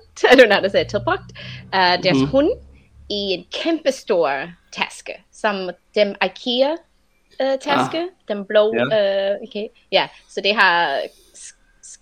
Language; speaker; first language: Danish; non-native, fluent; English